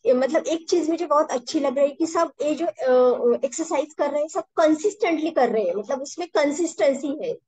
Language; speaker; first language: Hindi; non-native, local second language; Marathi